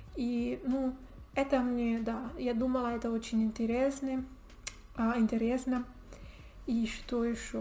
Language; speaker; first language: Russian; non-native, learner; Spanish